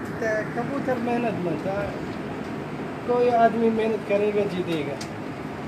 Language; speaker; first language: Hindi; non-native, learner; Arabic